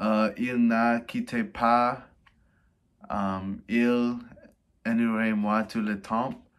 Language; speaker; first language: French; non-native, learner; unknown